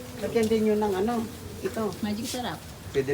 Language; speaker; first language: Filipino; non-native, local second language; Cebuano